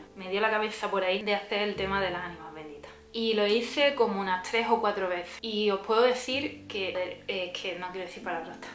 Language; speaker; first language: Spanish; native; Spanish